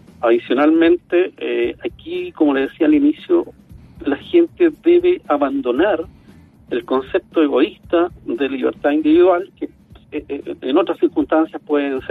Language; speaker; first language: Spanish; native; Spanish